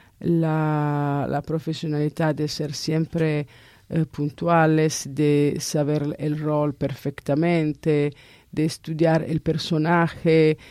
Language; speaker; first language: Spanish; non-native, fluent; Italian